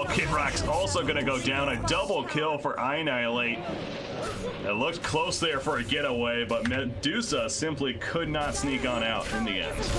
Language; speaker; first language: English; native; English